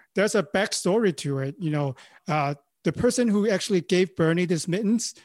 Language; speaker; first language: English; non-native, local second language; Cantonese